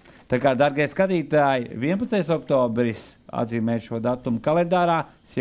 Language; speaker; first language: Latvian; native; Latvian